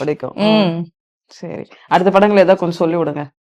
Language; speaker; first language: Tamil; native; Tamil